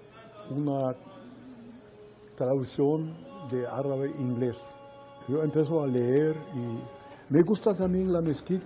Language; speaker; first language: Spanish; non-native, fluent; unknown